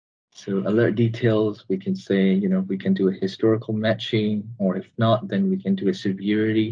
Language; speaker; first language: English; non-native, fluent; Burmese